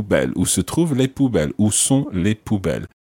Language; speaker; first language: French; non-native, fluent; English